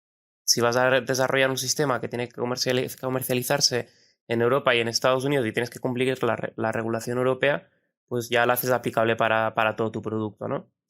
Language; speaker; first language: Spanish; native; Spanish